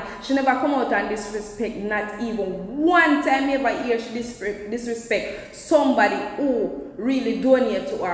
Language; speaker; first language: English; non-native, local second language; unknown